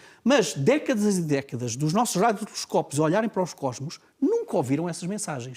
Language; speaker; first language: Portuguese; native; Portuguese